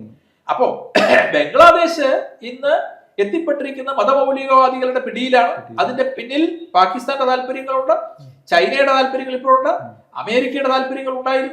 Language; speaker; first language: Malayalam; native; Malayalam